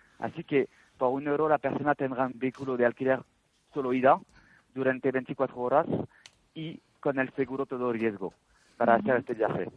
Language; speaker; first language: Spanish; non-native, fluent; French